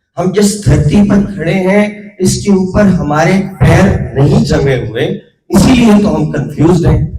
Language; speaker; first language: Urdu; non-native, local second language; Punjabi